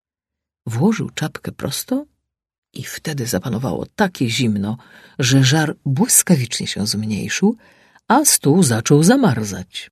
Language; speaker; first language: Polish; native; Polish